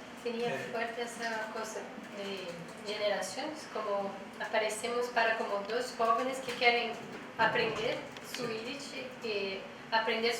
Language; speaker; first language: Spanish; non-native, learner; Portuguese